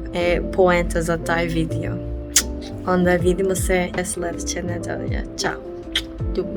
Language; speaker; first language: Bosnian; non-native, learner; French